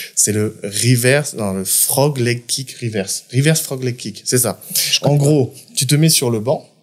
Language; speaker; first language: French; native; French